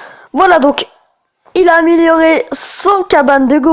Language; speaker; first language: French; native; French